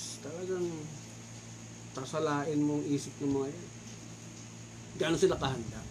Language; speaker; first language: Filipino; native; Filipino